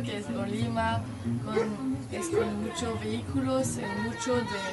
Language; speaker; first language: Spanish; non-native, learner; French